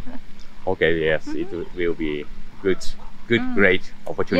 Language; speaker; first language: English; non-native, learner; Japanese